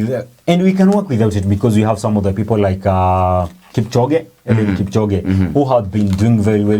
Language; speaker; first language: English; non-native, local second language; Swahili